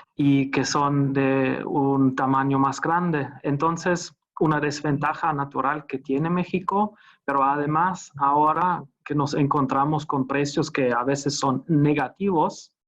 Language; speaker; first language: Spanish; non-native, fluent; German